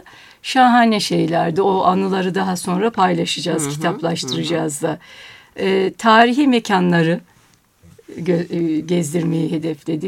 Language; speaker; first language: Turkish; native; Turkish